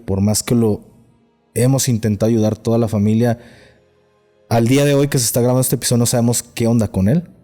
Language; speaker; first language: Spanish; native; Spanish